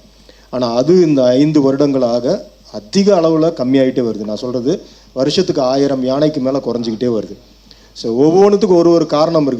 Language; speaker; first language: Tamil; native; Tamil